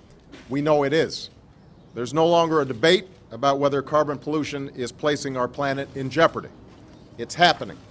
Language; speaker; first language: English; native; English